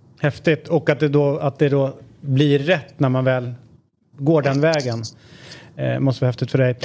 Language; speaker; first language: Swedish; native; Swedish